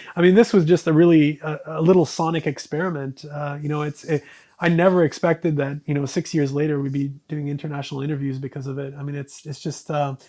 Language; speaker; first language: English; native; English